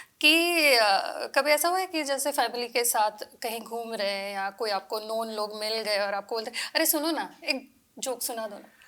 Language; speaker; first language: Hindi; non-native, local second language; Gujarati